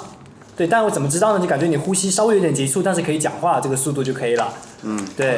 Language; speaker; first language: Chinese; native; Chinese